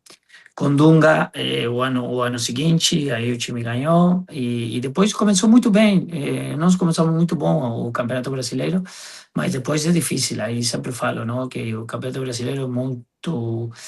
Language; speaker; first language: Portuguese; non-native, fluent; Spanish